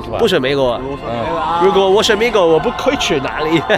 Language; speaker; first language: Chinese; non-native, learner; English